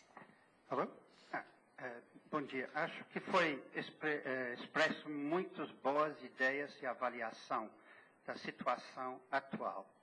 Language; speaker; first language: Portuguese; non-native, fluent; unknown